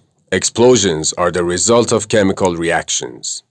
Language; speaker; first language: English; non-native, fluent; Persian